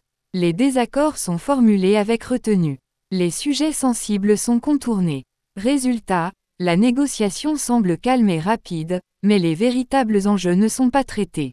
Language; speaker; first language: French; native; French